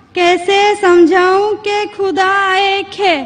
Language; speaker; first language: Hindi; non-native, local second language; Marathi